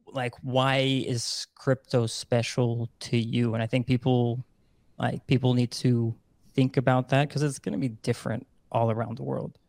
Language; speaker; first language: English; non-native, fluent; Dutch